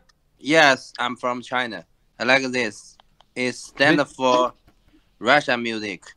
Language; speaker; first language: English; non-native, learner; Chinese